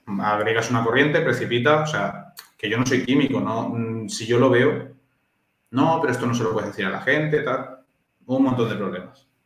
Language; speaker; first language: Spanish; native; Spanish